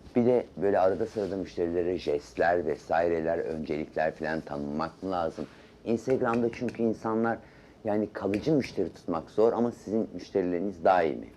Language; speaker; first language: Turkish; native; Turkish